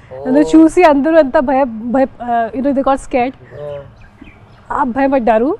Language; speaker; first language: Telugu; non-native, fluent; Hindi